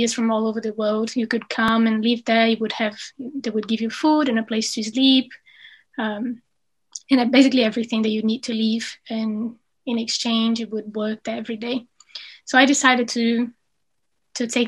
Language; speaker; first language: English; non-native, fluent; Portuguese